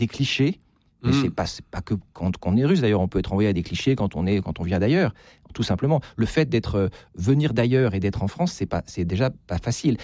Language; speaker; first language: French; native; French